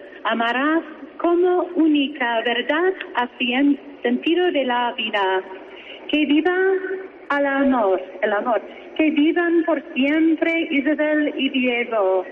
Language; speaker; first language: Spanish; non-native, fluent; English